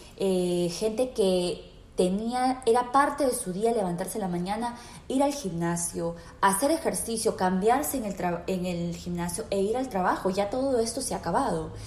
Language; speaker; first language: Spanish; native; Spanish